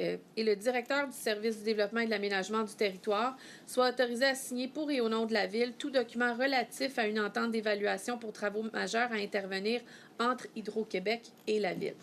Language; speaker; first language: French; native; French